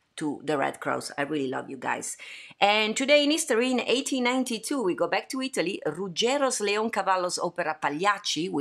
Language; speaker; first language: English; non-native, fluent; Italian